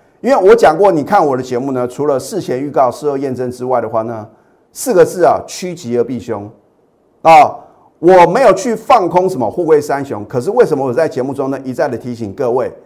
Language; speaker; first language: Chinese; native; Chinese